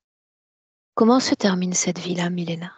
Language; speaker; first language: French; native; French